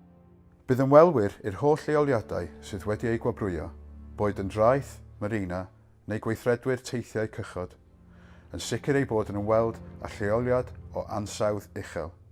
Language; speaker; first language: Welsh; native; Welsh